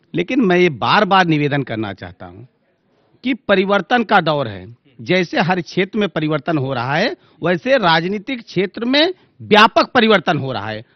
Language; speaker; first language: Hindi; native; Hindi